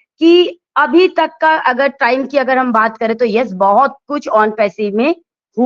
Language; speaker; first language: Hindi; native; Hindi